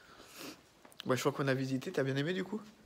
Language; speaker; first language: French; native; French